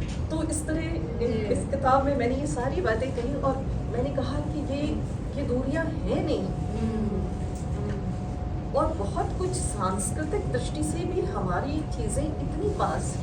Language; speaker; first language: Hindi; native; Hindi